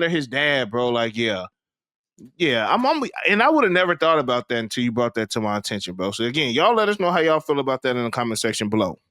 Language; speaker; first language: English; native; English